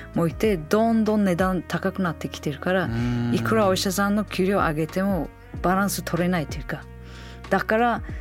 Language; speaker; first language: Japanese; non-native, fluent; Uzbek